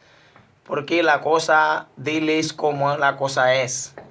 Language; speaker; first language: Spanish; non-native, learner; Haitian Creole